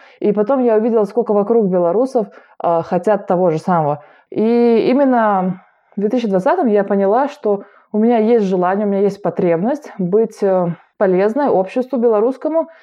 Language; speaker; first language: Russian; native; Russian